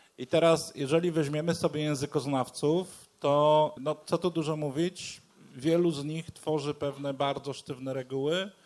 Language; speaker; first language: Polish; native; Polish